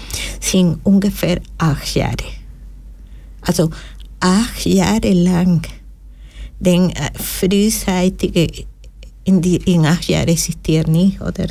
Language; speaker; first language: German; non-native, learner; Spanish